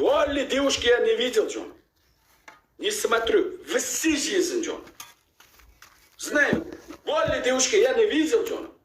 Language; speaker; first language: Russian; non-native, learner; Uzbek